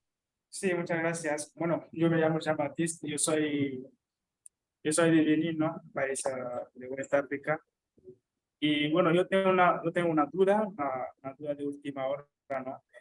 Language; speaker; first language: Spanish; non-native, local second language; French